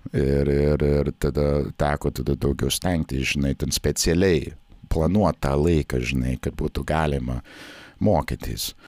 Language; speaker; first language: Lithuanian; non-native, fluent; English